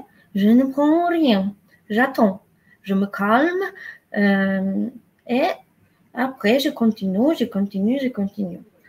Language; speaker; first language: French; non-native, fluent; Polish